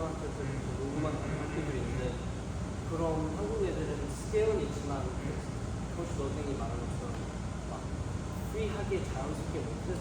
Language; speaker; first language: Korean; early bilingual, heritage; Korean